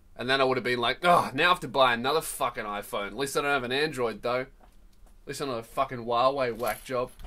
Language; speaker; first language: English; native; English